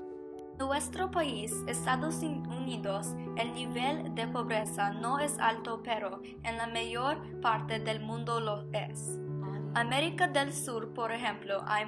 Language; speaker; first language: Spanish; non-native, learner; English